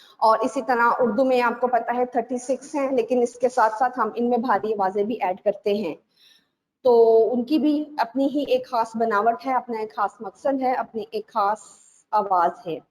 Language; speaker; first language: Urdu; native; Urdu